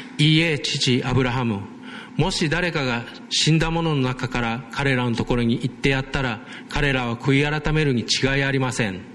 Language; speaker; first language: Japanese; native; Japanese